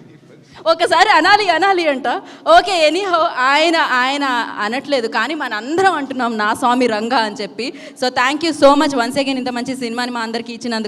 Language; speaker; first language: Telugu; native; Telugu